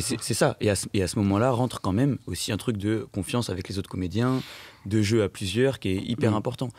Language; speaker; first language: French; native; French